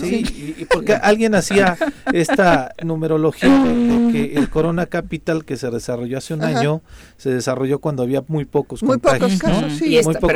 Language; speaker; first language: Spanish; native; Spanish